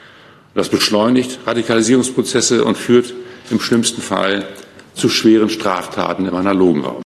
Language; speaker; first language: German; native; German